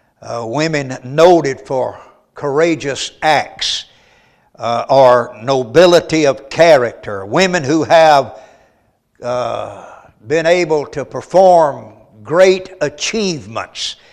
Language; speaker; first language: English; native; English